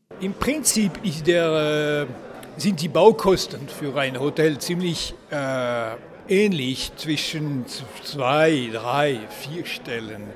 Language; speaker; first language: German; non-native, local second language; French